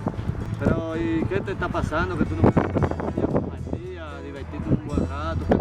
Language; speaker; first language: Spanish; native; Spanish